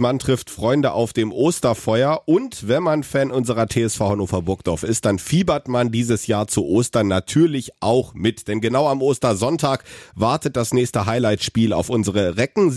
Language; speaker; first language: German; native; German